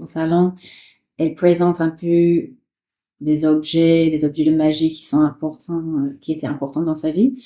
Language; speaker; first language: French; non-native, fluent; English